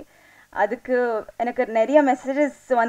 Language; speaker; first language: Tamil; non-native, local second language; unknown